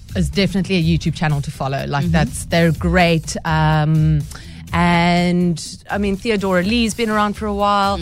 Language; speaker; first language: English; native; English